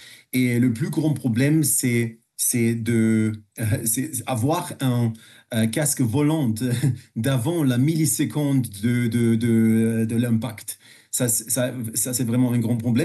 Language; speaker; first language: French; non-native, fluent; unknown